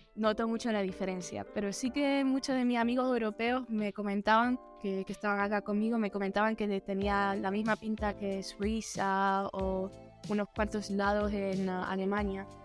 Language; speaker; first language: Spanish; early bilingual, heritage; Spanish